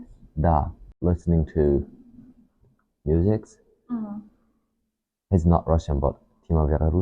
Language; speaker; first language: English; non-native, learner; Japanese